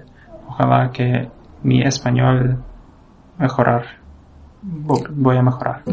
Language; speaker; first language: Spanish; non-native, learner; Ukrainian